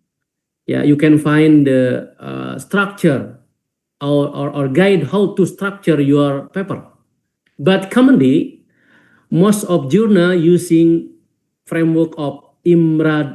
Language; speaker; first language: English; non-native, fluent; Indonesian